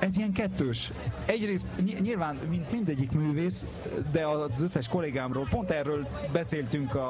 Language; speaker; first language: Hungarian; early bilingual, heritage; French